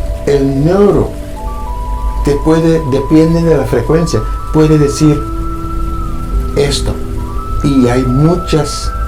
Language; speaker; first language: Spanish; non-native, fluent; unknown